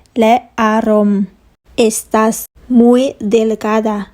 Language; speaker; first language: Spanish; non-native, fluent; Thai